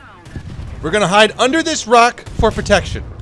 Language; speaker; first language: English; native; English